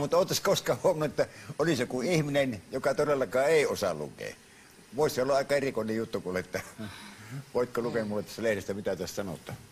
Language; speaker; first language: Finnish; native; Finnish